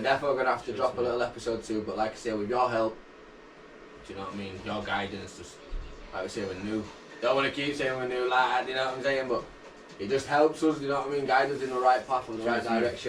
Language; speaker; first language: English; native; English